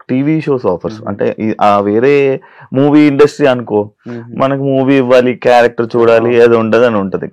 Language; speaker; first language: Telugu; native; Telugu